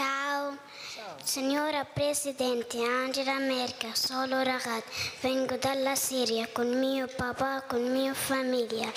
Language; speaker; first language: Italian; non-native, learner; Arabic